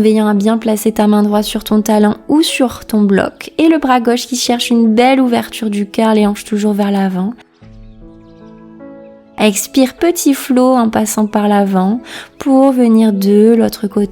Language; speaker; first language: French; native; French